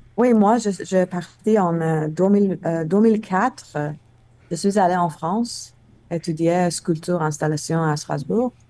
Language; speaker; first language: French; non-native, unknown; Persian